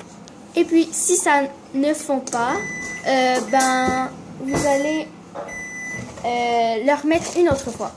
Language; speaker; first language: French; native; French